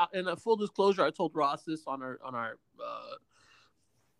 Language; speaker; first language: English; early bilingual, other home language; Spanish